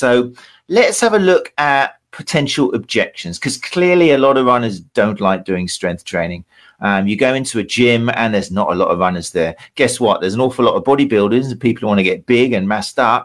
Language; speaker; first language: English; native; English